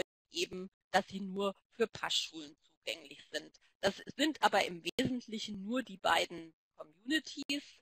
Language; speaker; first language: German; native; German